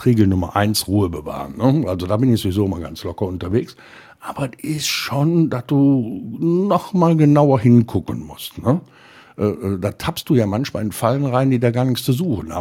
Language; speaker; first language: German; native; German